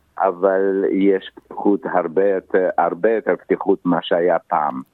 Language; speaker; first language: Hebrew; non-native, fluent; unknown